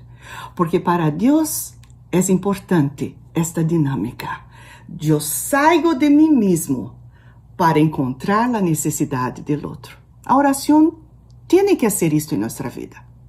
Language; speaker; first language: Portuguese; non-native, fluent; Spanish